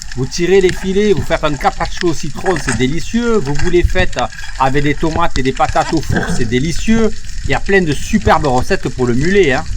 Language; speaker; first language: French; native; French